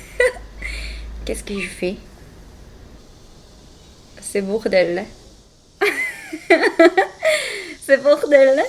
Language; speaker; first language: French; non-native, fluent; Korean